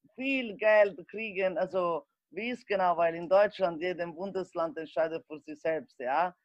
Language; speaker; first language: German; non-native, fluent; Italian